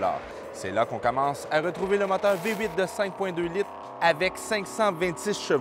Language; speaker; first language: French; native; French